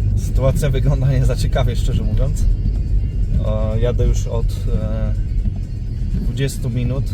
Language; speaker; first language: Polish; native; Polish